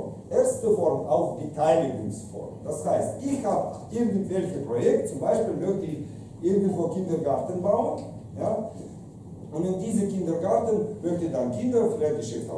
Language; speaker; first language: German; non-native, fluent; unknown